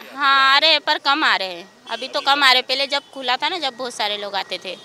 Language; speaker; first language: Hindi; native; Hindi